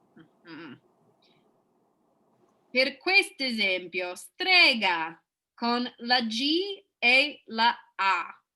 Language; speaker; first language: Italian; non-native, fluent; English